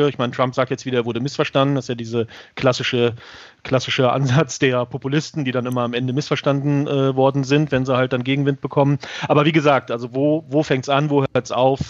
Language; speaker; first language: German; native; German